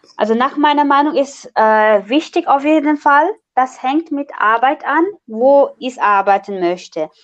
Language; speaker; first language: German; non-native, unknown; Nepali